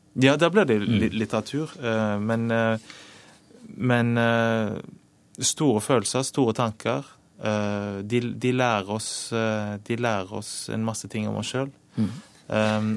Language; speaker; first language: Norwegian; native; Norwegian